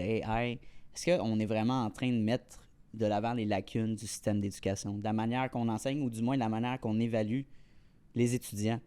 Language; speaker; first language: French; native; French